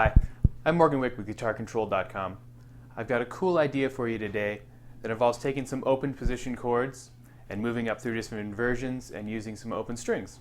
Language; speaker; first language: English; native; English